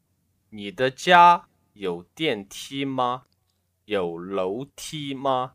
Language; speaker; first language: Chinese; non-native, learner; English